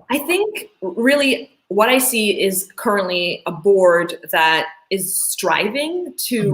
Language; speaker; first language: English; early bilingual, other home language; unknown